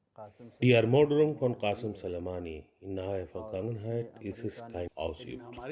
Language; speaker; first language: German; non-native, learner; Urdu